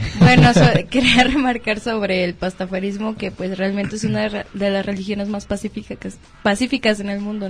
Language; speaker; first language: Spanish; native; Spanish